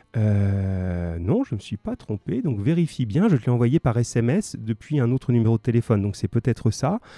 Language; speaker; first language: French; native; French